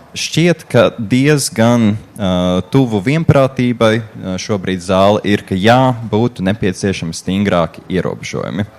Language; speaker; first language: Latvian; native; Latvian